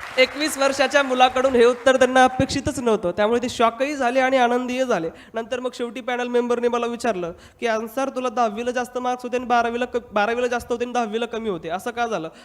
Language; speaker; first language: Marathi; non-native, local second language; Hindi